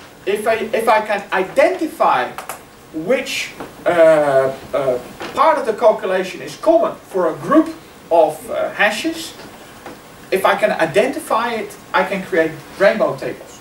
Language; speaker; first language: English; non-native, fluent; Dutch